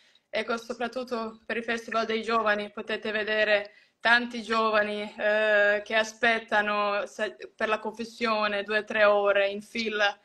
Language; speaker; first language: Italian; non-native, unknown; Croatian